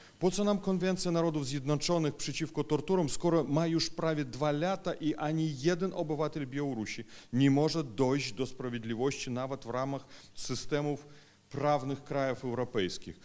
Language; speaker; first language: Polish; non-native, fluent; Russian